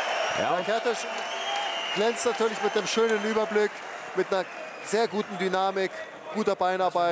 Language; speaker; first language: German; native; German